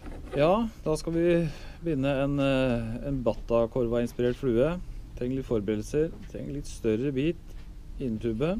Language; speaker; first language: Norwegian; native; Norwegian